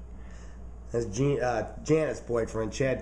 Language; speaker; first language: English; native; English